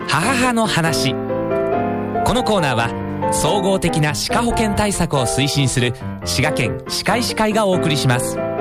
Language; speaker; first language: Japanese; native; Japanese